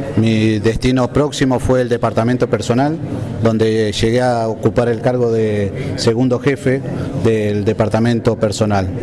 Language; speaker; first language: Spanish; native; Spanish